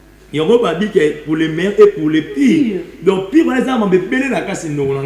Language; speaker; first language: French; non-native, local second language; Lingala